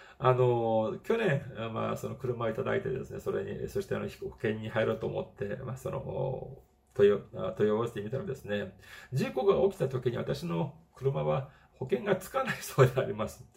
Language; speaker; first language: Japanese; non-native, fluent; Korean